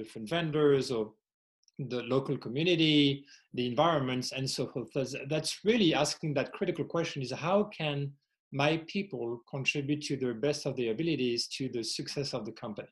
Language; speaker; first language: English; non-native, fluent; French